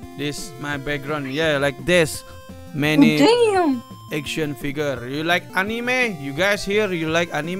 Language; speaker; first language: English; non-native, learner; Indonesian